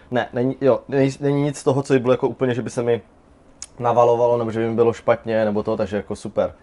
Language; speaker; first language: Czech; native; Czech